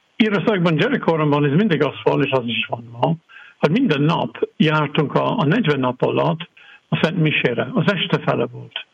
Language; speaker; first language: Hungarian; non-native, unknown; English